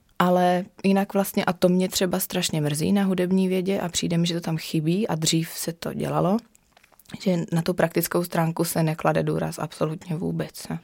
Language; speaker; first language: Czech; native; Czech